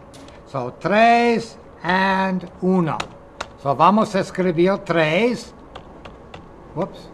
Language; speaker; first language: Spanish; non-native, fluent; English